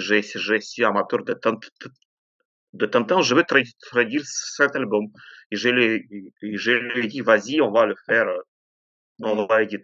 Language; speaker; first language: French; non-native, fluent; Ukrainian